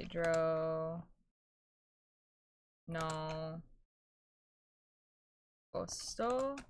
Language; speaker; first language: Portuguese; non-native, learner; English